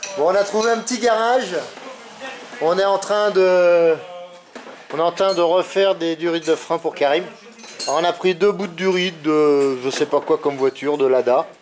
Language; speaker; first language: French; native; French